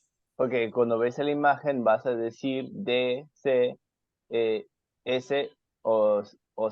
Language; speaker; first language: Spanish; non-native, fluent; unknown